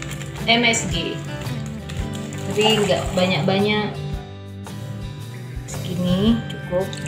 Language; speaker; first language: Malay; non-native, local second language; Madurese